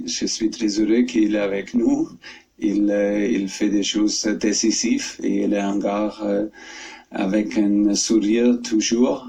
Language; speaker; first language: French; non-native, fluent; German